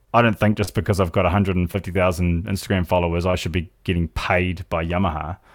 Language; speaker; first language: English; native; English